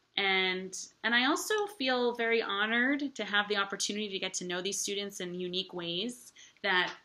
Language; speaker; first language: English; native; English